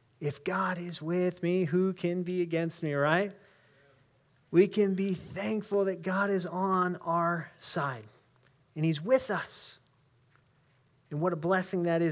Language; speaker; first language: English; native; English